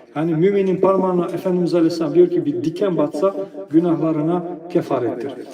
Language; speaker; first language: Turkish; non-native, fluent; Albanian